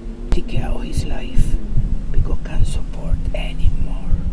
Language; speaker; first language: English; non-native, learner; Spanish